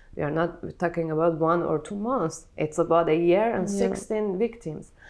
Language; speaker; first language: English; non-native, fluent; Persian